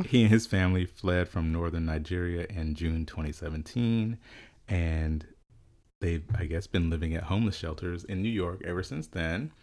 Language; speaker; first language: English; early bilingual, other home language; Yoruba